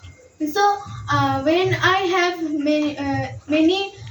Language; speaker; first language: English; non-native, learner; Bangla